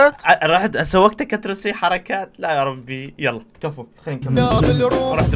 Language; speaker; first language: Arabic; native; Arabic